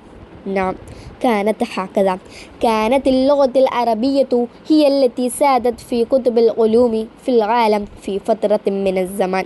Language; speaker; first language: Arabic; non-native, learner; Malayalam